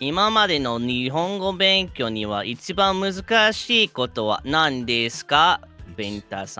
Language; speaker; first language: Japanese; non-native, fluent; English